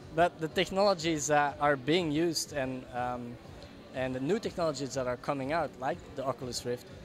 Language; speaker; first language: English; non-native, fluent; Dutch